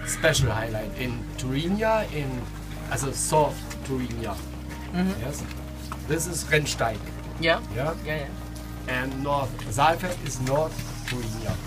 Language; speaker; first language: English; non-native, learner; German